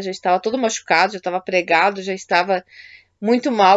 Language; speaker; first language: Portuguese; native; Portuguese